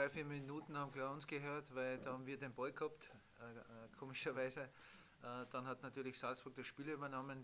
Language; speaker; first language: German; native; German